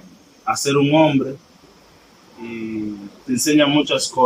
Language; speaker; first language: Spanish; non-native, fluent; Haitian Creole